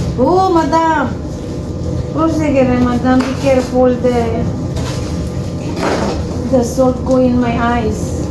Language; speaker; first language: English; non-native, learner; Filipino